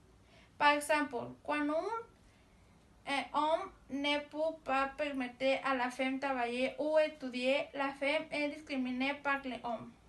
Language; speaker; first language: French; non-native, learner; Spanish